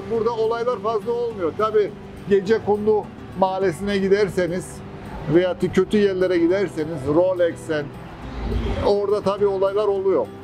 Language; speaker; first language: Turkish; early bilingual, heritage; Turkish